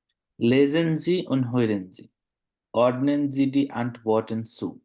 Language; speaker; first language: German; non-native, fluent; Bangla